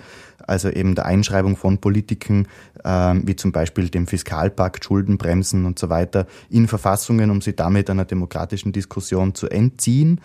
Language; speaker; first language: German; native; German